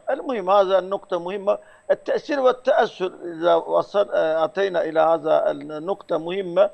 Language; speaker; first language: Arabic; non-native, fluent; Turkish